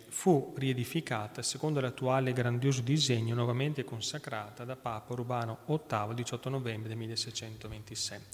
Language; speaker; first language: Italian; native; Italian